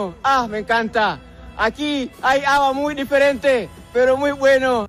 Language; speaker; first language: Spanish; non-native, learner; Swahili